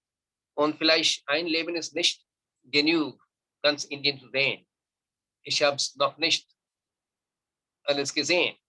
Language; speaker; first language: German; non-native, learner; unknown